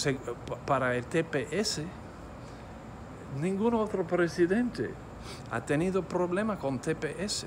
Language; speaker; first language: Spanish; non-native, fluent; English